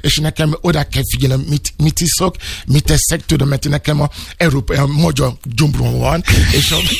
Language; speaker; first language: Hungarian; non-native, fluent; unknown